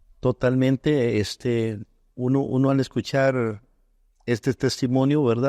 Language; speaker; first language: Spanish; native; Spanish